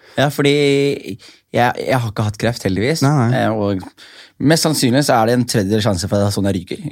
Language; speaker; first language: Norwegian; early bilingual, other home language; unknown